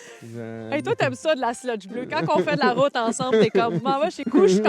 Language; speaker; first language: French; native; French